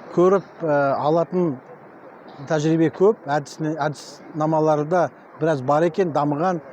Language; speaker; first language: Kazakh; native; Kazakh